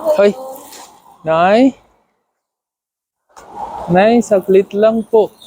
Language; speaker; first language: Filipino; non-native, learner; Urdu